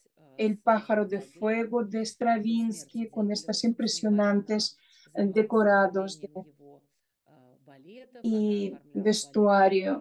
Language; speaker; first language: Spanish; non-native, fluent; Russian